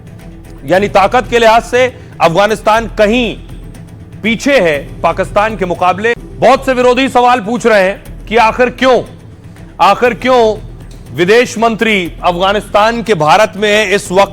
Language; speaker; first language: Hindi; native; Hindi